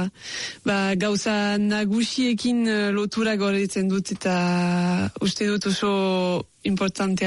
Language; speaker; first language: Basque; non-native, local second language; French